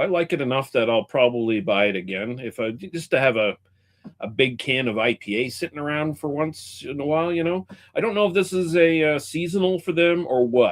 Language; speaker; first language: English; native; English